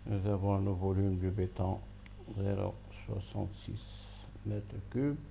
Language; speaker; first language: French; non-native, local second language; Arabic